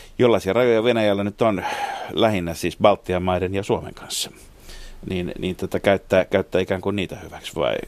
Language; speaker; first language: Finnish; native; Finnish